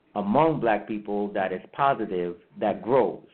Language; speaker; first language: English; early bilingual, heritage; English